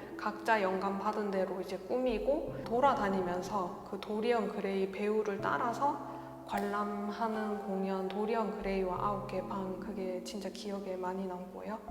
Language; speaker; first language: Korean; native; Korean